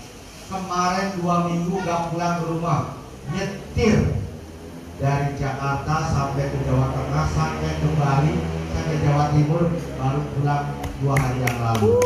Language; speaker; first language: Indonesian; native; Indonesian